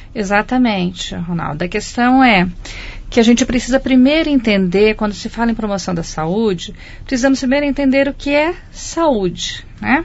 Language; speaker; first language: Portuguese; native; Portuguese